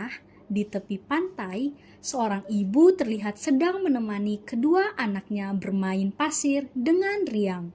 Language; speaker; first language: Indonesian; native; Indonesian